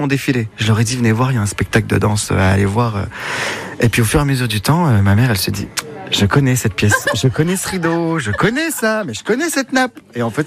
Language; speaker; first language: French; early bilingual, other home language; Arabic